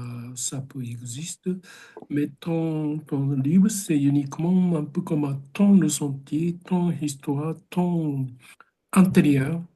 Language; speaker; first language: French; non-native, learner; Japanese